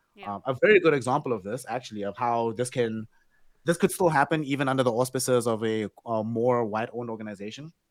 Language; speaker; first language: English; non-native, local second language; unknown